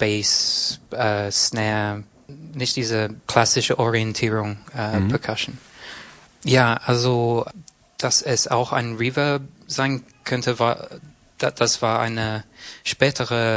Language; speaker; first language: German; non-native, learner; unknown